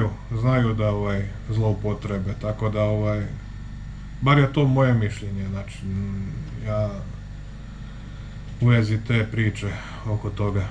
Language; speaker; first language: Serbian; native; Serbian